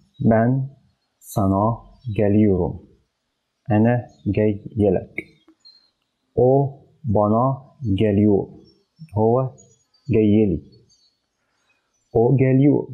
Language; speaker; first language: Turkish; non-native, fluent; Arabic